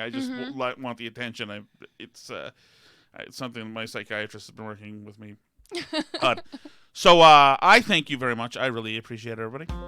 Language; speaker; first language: English; native; English